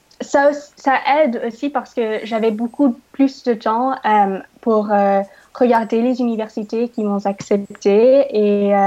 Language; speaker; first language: French; non-native, learner; English